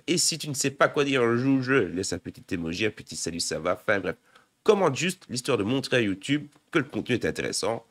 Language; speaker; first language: French; native; French